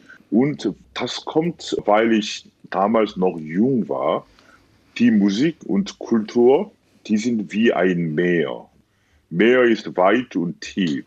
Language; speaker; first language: German; non-native, fluent; Korean